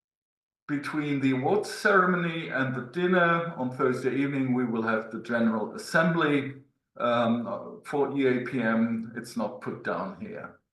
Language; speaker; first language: English; non-native, fluent; German